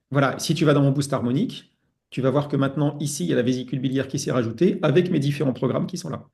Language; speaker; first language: French; native; French